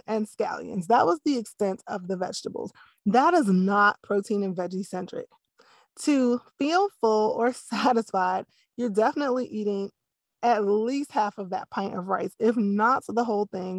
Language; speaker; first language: English; native; English